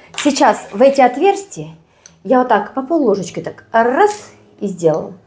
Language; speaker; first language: Russian; non-native, local second language; Ukrainian